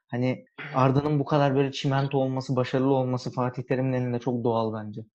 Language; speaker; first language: Turkish; early bilingual, heritage; Turkish